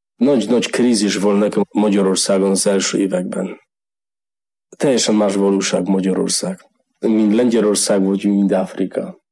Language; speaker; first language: Hungarian; non-native, learner; Polish